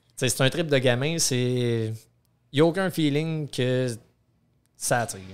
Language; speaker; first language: French; native; French